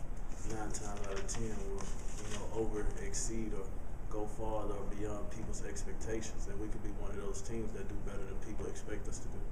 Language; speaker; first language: English; native; English